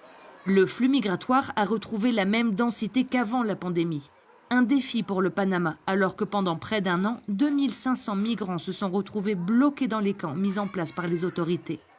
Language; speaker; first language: French; native; French